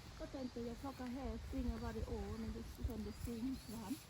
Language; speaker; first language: Swedish; non-native, learner; Thai